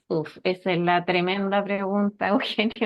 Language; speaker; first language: Spanish; native; Spanish